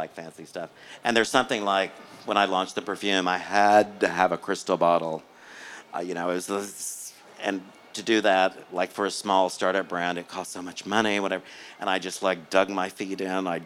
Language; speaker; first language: English; native; English